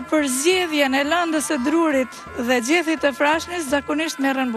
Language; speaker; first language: Albanian; native; Albanian